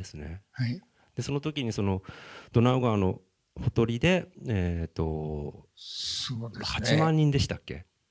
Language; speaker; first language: Japanese; native; Japanese